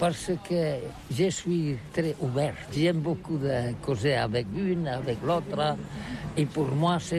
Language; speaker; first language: French; non-native, learner; Catalan